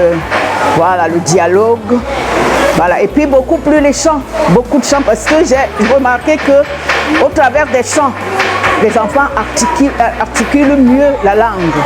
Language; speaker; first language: French; non-native, local second language; Duala